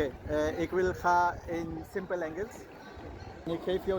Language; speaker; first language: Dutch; non-native, learner; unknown